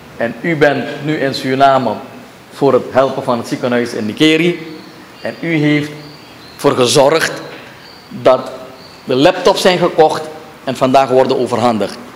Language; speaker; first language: Dutch; native; Dutch